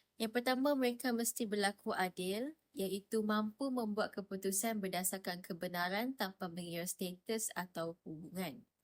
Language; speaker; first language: Malay; native; Malay